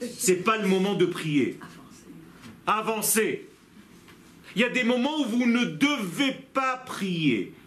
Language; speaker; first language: French; non-native, fluent; Hebrew